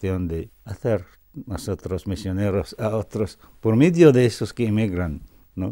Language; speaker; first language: Spanish; non-native, fluent; Cebuano